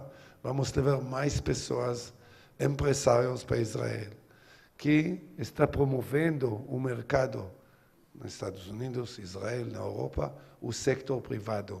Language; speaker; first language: Portuguese; non-native, learner; Hebrew